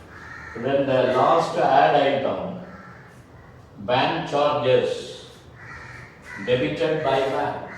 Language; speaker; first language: English; non-native, local second language; Tamil